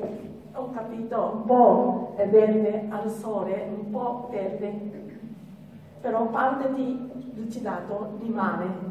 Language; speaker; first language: Italian; non-native, learner; Japanese